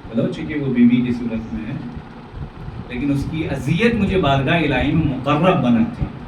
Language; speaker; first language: Urdu; native; Urdu